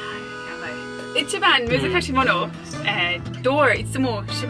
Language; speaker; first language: Japanese; non-native, learner; English